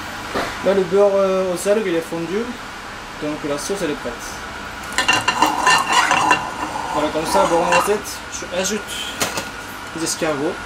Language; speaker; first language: French; non-native, learner; Japanese